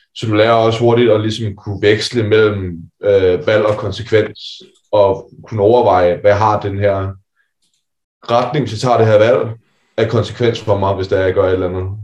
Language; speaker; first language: Danish; native; Danish